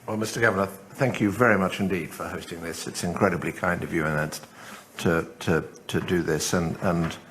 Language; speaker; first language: English; native; English